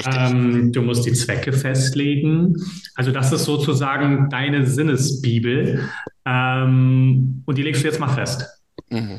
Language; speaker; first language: German; early bilingual, other home language; Serbian